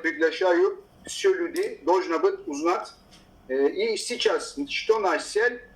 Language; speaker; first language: Russian; non-native, learner; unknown